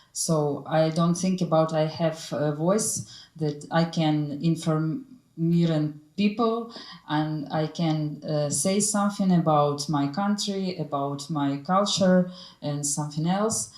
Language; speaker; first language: English; non-native, learner; Ukrainian